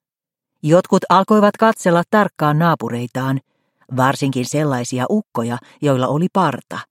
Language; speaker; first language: Finnish; native; Finnish